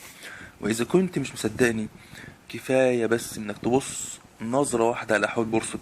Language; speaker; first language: Arabic; native; Arabic